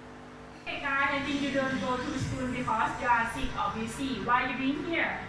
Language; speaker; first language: English; non-native, learner; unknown